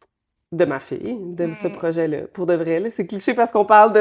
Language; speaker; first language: French; native; French